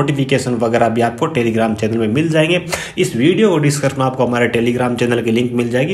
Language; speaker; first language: Hindi; native; Hindi